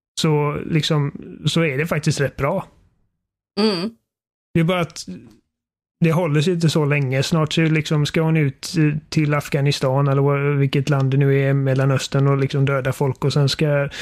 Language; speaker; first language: Swedish; native; Swedish